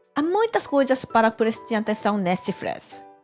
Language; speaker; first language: Portuguese; non-native, fluent; Korean